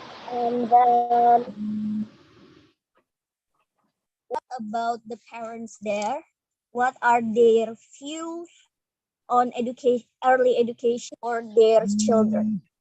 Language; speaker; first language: English; non-native, learner; Indonesian